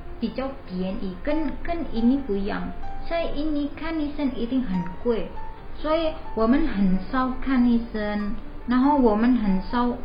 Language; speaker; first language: Chinese; non-native, learner; Indonesian